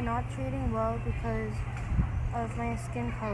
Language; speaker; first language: English; non-native, learner; Korean